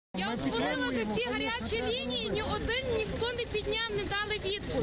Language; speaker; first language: Ukrainian; native; Ukrainian